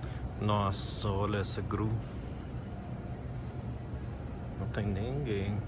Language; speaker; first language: Portuguese; non-native, fluent; English